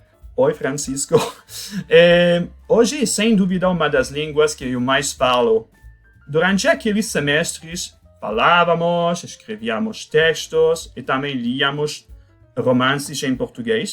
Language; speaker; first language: Portuguese; non-native, fluent; French